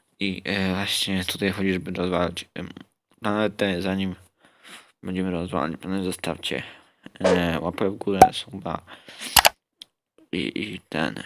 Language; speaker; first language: Polish; native; Polish